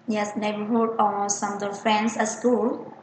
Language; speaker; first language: English; non-native, fluent; Vietnamese